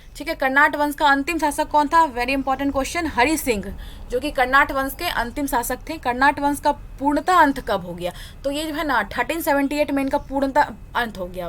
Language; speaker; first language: Hindi; native; Hindi